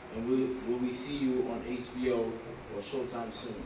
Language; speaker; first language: English; native; English